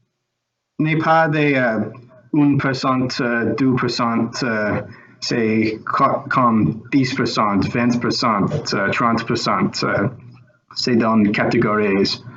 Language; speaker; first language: French; non-native, learner; English